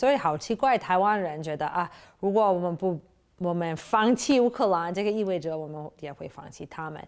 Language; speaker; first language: Chinese; non-native, fluent; English